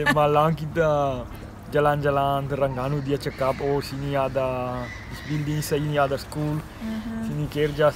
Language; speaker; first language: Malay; non-native, learner; Italian